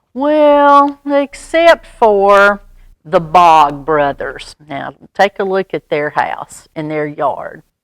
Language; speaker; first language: English; native; English